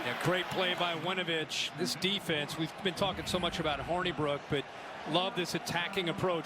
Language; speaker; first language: English; native; English